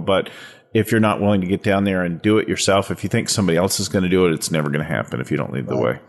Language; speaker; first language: English; native; English